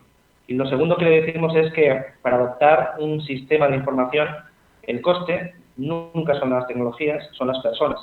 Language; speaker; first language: Spanish; native; Spanish